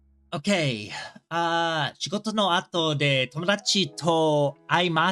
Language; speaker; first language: Japanese; non-native, learner; English